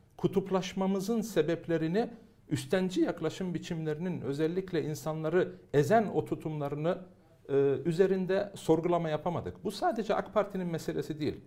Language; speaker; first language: Turkish; early bilingual, heritage; Turkish